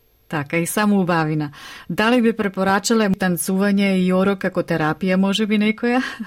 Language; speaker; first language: Macedonian; native; Macedonian